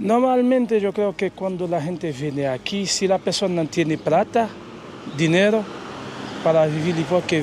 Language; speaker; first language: Spanish; non-native, local second language; Haitian Creole